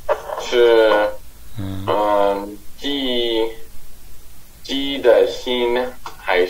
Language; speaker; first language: Chinese; non-native, learner; English